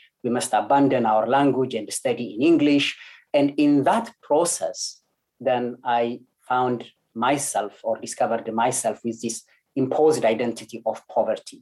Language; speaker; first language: English; non-native, fluent; Amharic